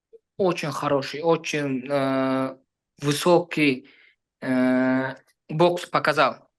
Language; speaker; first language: Russian; non-native, learner; Uzbek